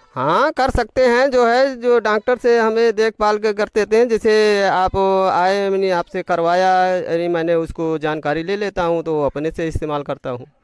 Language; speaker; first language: Hindi; native; Hindi